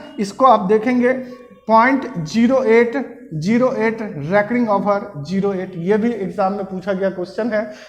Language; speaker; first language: Hindi; native; Hindi